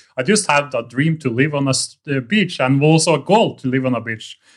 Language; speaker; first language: English; non-native, fluent; Norwegian